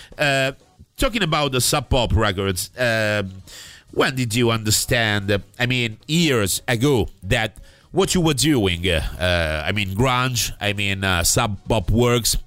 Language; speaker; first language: English; non-native, fluent; Italian